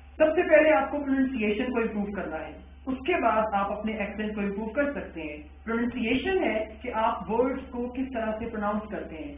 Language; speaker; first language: Urdu; native; Urdu